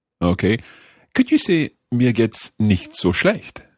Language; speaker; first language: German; non-native, learner; English